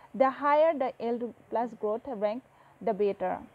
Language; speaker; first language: English; non-native, local second language; Assamese